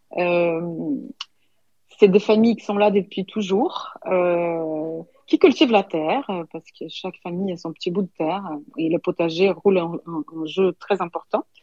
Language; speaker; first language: French; non-native, fluent; Portuguese